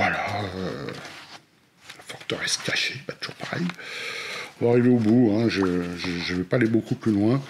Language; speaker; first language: French; native; French